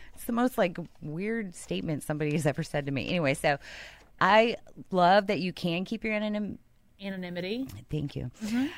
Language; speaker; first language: English; native; English